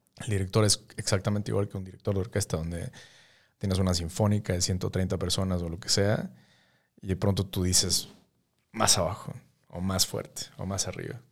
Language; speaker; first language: Spanish; native; Spanish